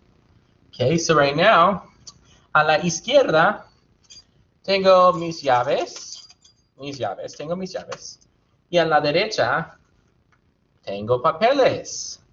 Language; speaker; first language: Spanish; non-native, fluent; English